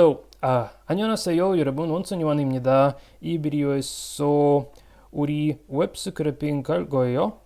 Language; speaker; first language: Korean; non-native, learner; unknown